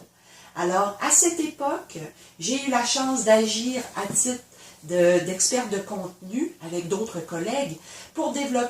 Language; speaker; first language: French; native; French